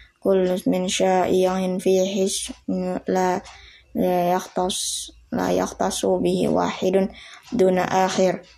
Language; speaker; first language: Arabic; non-native, learner; Indonesian